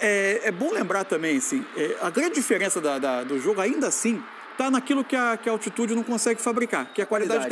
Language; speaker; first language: Portuguese; native; Portuguese